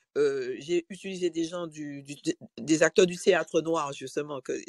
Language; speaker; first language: French; native; French